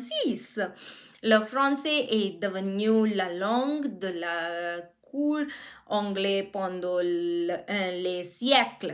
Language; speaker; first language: French; non-native, learner; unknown